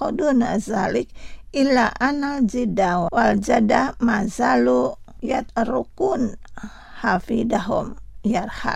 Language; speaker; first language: Arabic; non-native, fluent; Indonesian